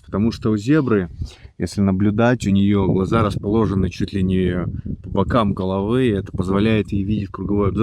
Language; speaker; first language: Russian; native; Russian